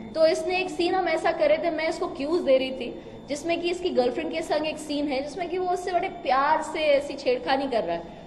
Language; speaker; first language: Hindi; native; Hindi